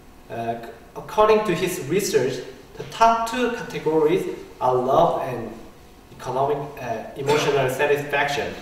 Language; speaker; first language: English; non-native, learner; Korean